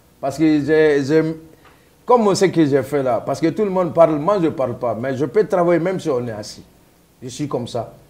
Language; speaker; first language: French; non-native, local second language; Mandingo